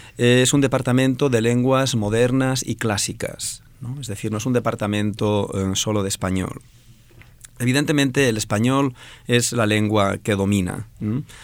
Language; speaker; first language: Spanish; non-native, local second language; Catalan